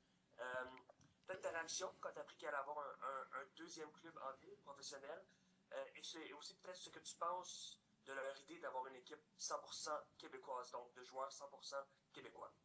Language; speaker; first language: French; native; French